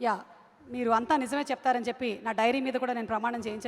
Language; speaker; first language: Telugu; native; Telugu